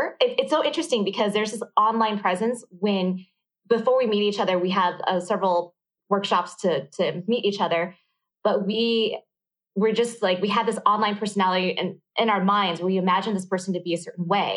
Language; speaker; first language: English; early bilingual, other home language; Vietnamese